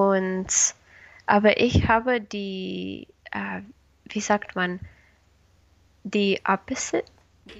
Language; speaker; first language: German; non-native, learner; Spanish